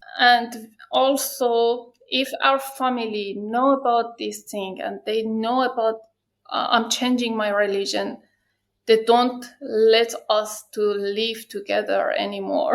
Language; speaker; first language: English; non-native, learner; Persian